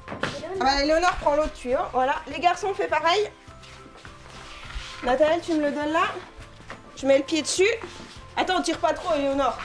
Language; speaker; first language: French; native; French